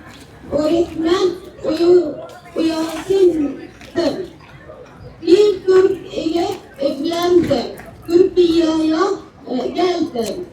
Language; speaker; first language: Turkish; non-native, learner; Arabic